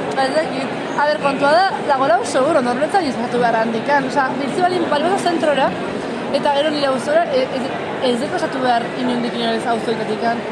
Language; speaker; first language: Basque; non-native, local second language; Spanish